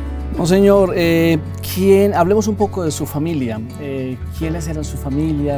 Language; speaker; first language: Spanish; native; Spanish